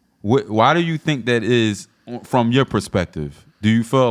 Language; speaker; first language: English; native; English